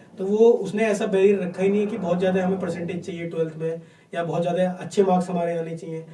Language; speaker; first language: Hindi; native; Hindi